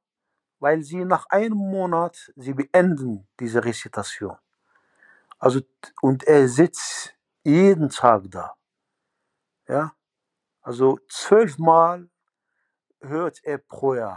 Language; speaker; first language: German; non-native, fluent; Arabic